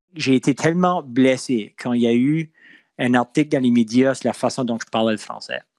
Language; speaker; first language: French; non-native, local second language; English